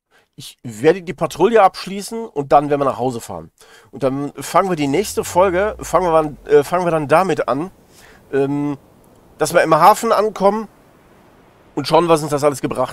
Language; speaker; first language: German; native; German